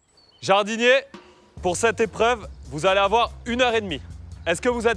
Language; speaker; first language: French; native; French